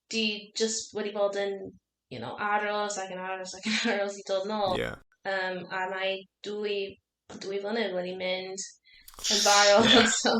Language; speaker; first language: Welsh; non-native, learner; English